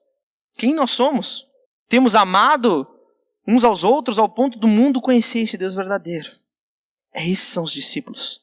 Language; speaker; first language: Portuguese; native; Portuguese